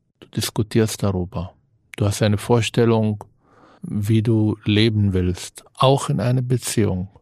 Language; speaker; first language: German; non-native, fluent; Arabic